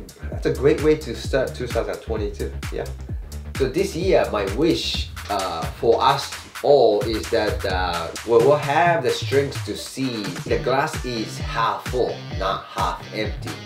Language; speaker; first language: English; non-native, fluent; Japanese